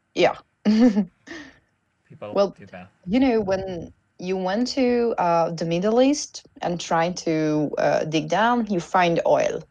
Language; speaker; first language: English; non-native, fluent; Hungarian